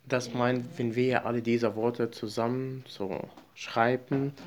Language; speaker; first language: German; non-native, learner; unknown